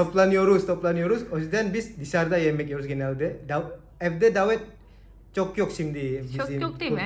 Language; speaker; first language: Turkish; non-native, learner; Indonesian